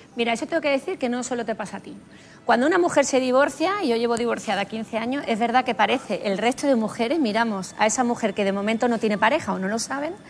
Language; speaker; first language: Spanish; native; Spanish